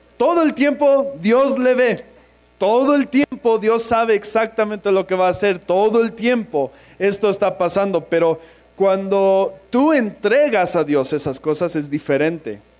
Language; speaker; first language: Spanish; non-native, fluent; English